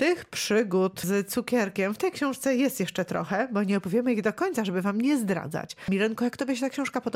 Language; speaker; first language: Polish; native; Polish